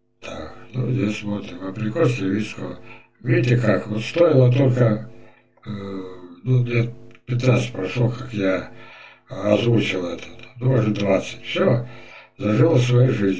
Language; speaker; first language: Russian; native; Russian